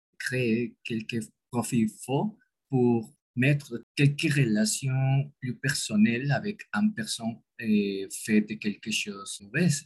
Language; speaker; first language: French; non-native, learner; Spanish